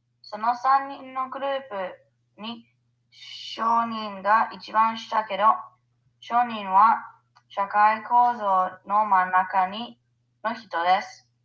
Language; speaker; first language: Japanese; non-native, learner; English